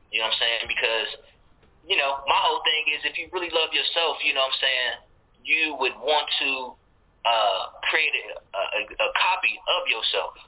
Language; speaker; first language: English; native; English